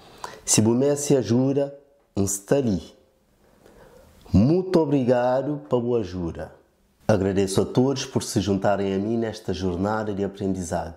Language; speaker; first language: Portuguese; non-native, local second language; Kabuverdianu